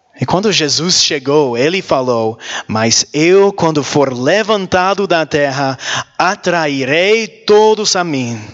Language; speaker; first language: Portuguese; non-native, learner; English